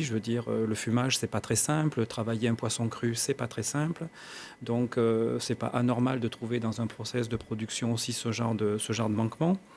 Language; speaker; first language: French; native; French